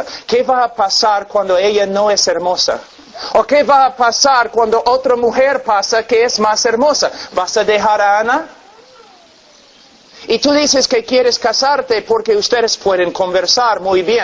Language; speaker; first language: Spanish; non-native, fluent; English